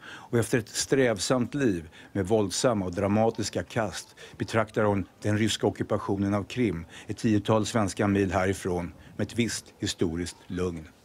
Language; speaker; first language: Swedish; native; Swedish